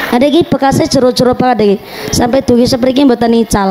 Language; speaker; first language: Indonesian; non-native, local second language; Javanese